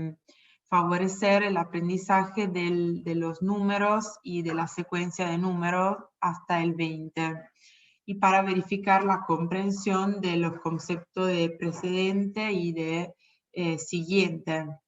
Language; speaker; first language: Spanish; non-native, fluent; Italian